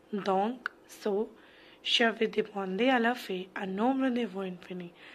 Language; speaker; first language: French; non-native, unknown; Hindi